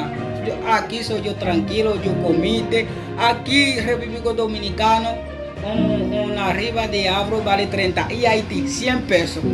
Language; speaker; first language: Spanish; non-native, learner; Haitian Creole